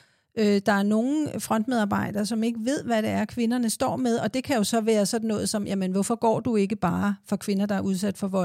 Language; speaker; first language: Danish; native; Danish